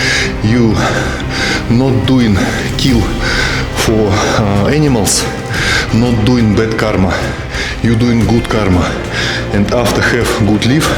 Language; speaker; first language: English; non-native, learner; Russian